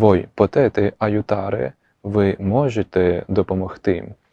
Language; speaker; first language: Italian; non-native, fluent; Ukrainian